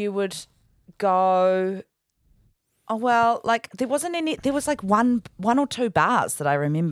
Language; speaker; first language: English; native; English